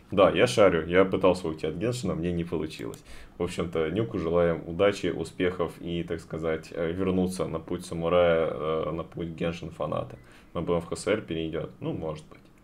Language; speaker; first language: Russian; native; Russian